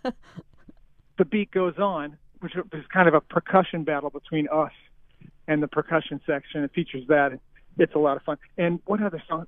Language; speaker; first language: English; native; English